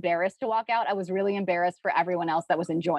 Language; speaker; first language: English; native; English